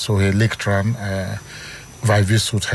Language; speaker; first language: Dutch; non-native, fluent; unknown